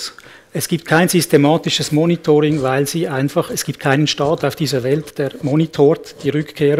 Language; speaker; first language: German; native; German